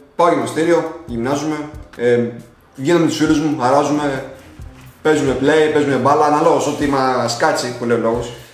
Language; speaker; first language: Greek; early bilingual, other home language; Russian